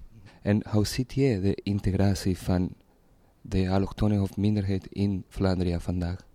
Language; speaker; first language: Dutch; non-native, fluent; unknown